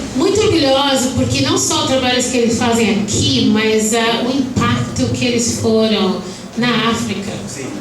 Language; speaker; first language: Portuguese; native; Portuguese